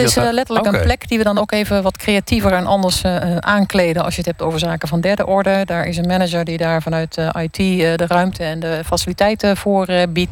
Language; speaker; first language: Dutch; native; Dutch